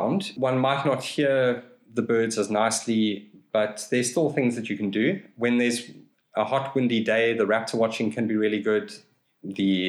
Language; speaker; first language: English; native; English